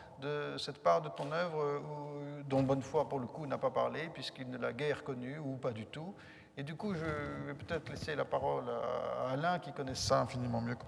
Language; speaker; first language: French; native; French